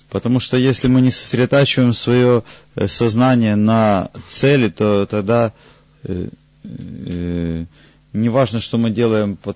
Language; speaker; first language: Russian; native; Russian